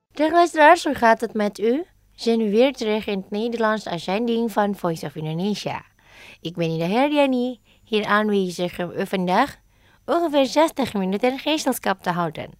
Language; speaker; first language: Dutch; non-native, fluent; Indonesian